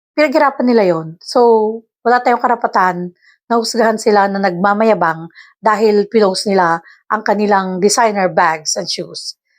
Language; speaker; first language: Filipino; non-native, local second language; Iloko